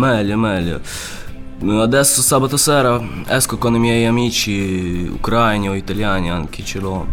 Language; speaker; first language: Italian; non-native, learner; Ukrainian